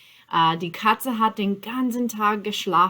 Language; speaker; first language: German; non-native, fluent; English